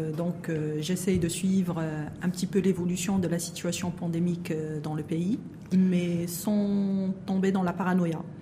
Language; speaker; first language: French; non-native, local second language; Arabic